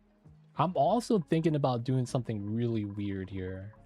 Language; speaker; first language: English; native; English